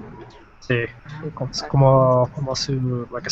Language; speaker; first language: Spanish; non-native, fluent; English